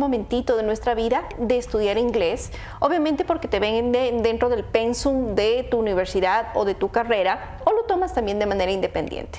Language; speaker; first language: Spanish; native; Spanish